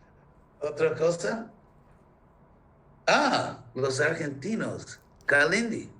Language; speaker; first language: Spanish; non-native, fluent; English